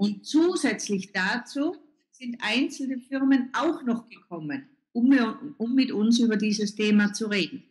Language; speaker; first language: German; native; German